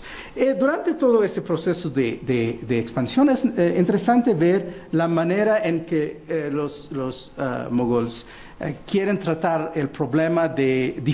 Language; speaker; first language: Spanish; non-native, fluent; Portuguese